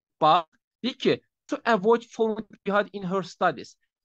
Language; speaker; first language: English; non-native, fluent; Azerbaijani